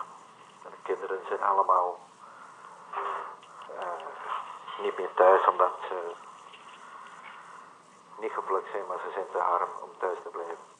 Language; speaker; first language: Dutch; non-native, learner; Vietnamese